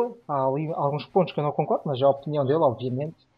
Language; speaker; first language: Portuguese; native; Portuguese